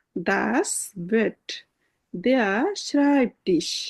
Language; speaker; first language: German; non-native, fluent; Bangla